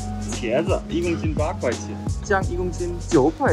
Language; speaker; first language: Chinese; non-native, fluent; German